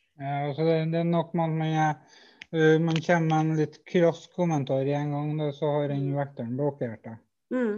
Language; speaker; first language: Norwegian; native; Norwegian